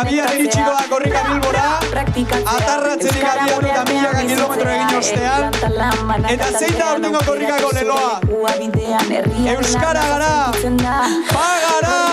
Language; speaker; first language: Basque; native; Basque